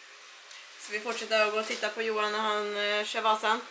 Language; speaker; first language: Swedish; native; Swedish